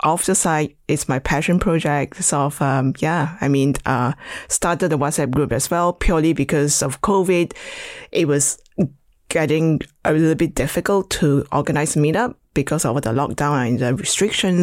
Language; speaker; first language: English; non-native, local second language; Chinese